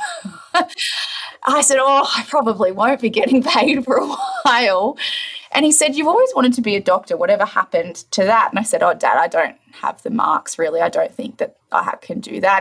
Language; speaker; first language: English; native; English